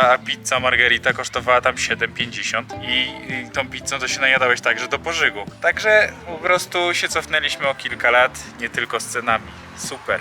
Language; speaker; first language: Polish; native; Polish